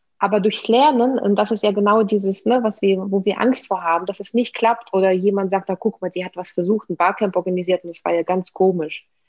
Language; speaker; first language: German; non-native, fluent; Russian